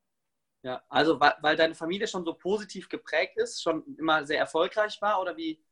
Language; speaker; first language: German; native; German